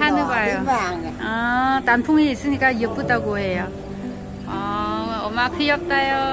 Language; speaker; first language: Korean; non-native, learner; Vietnamese